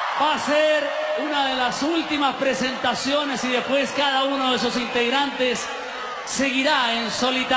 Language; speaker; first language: Spanish; native; Spanish